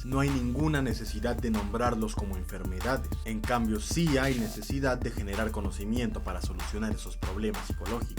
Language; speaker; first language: Spanish; native; Spanish